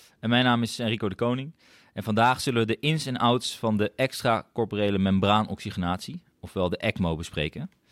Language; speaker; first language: Dutch; native; Dutch